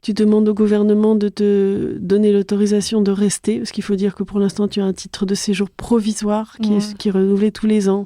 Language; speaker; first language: French; native; French